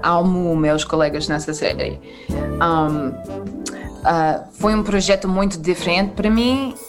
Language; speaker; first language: Portuguese; early bilingual, heritage; Portuguese